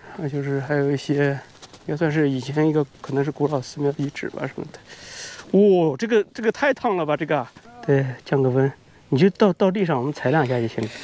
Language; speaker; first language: Chinese; native; Chinese